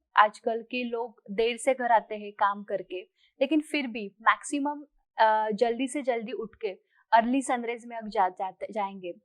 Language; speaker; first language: Hindi; non-native, local second language; Marathi